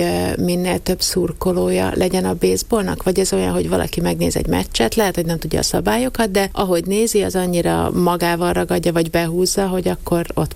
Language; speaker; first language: Hungarian; native; Hungarian